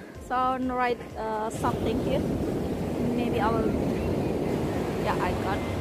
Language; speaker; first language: English; non-native, learner; Indonesian